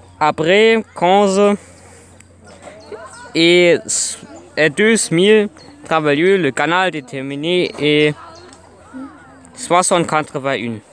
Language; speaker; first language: French; non-native, learner; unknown